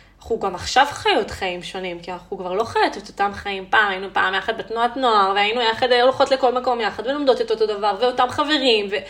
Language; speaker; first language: Hebrew; early bilingual, other home language; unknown